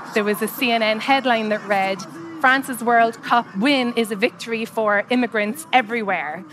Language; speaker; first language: English; native; English